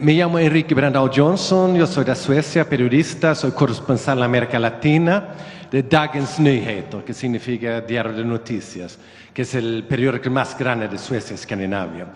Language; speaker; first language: Spanish; non-native, learner; Swedish